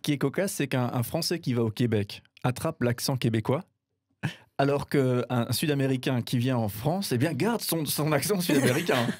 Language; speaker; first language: French; native; French